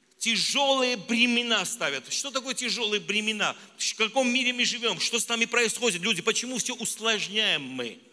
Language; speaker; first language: Russian; non-native, local second language; Armenian